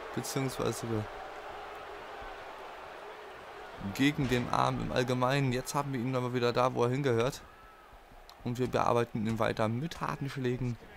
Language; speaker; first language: German; native; German